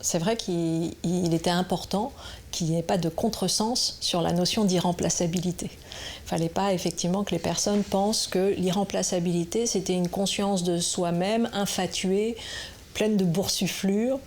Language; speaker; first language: French; native; French